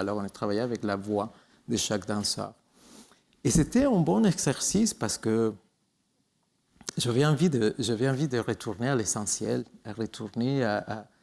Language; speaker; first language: French; non-native, fluent; Spanish